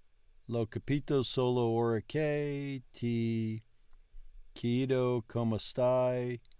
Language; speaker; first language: Italian; non-native, learner; English